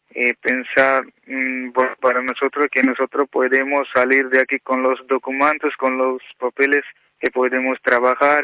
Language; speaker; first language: Spanish; non-native, learner; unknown